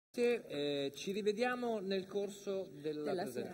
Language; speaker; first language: Italian; native; Italian